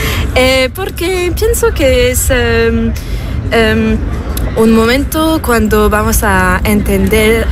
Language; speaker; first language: Spanish; non-native, learner; French